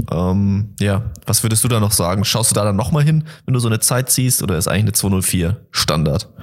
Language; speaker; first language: German; native; German